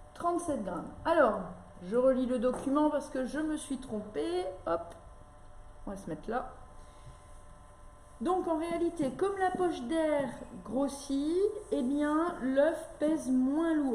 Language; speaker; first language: French; native; French